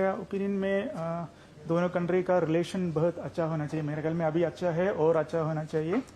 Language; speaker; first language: Hindi; non-native, local second language; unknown